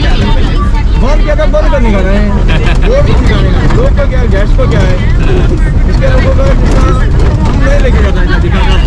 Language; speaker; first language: Hindi; non-native, local second language; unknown